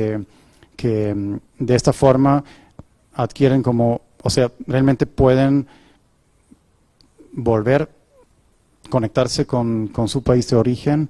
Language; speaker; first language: Spanish; non-native, fluent; German